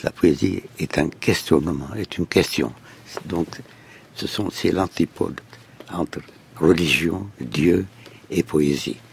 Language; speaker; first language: French; non-native, fluent; Arabic